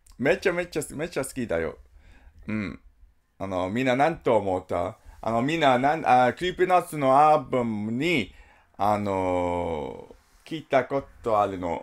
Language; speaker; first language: Japanese; non-native, learner; English